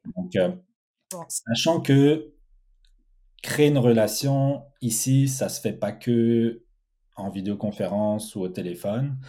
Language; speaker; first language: French; early bilingual, other home language; Portuguese